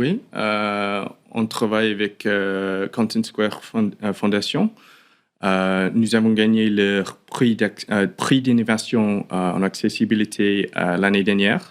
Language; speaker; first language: French; non-native, fluent; English